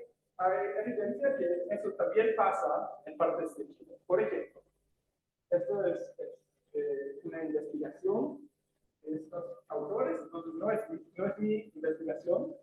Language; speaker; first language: Spanish; non-native, fluent; English